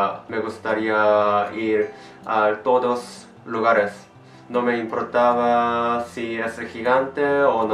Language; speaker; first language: Spanish; non-native, learner; Korean